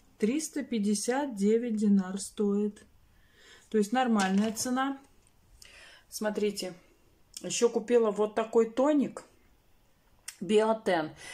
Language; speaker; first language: Russian; native; Russian